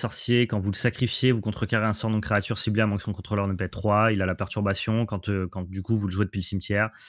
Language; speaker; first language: French; native; French